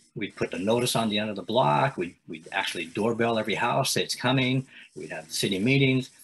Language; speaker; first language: English; native; English